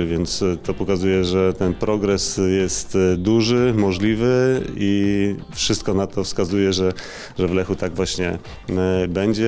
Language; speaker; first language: Polish; native; Polish